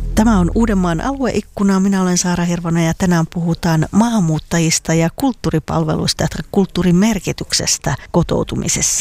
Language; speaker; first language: Finnish; native; Finnish